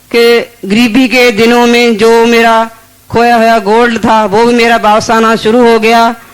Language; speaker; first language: Hindi; non-native, local second language; Punjabi